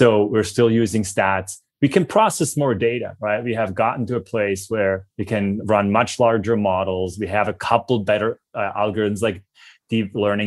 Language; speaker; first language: English; non-native, fluent; German